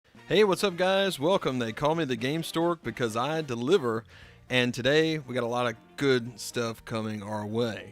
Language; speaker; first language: English; native; English